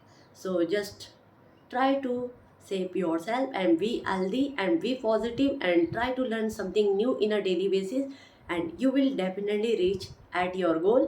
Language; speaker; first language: English; non-native, learner; Hindi